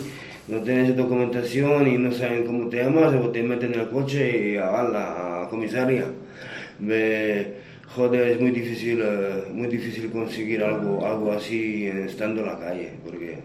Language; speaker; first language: Spanish; non-native, fluent; Romanian